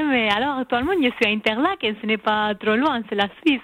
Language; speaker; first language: French; non-native, learner; Spanish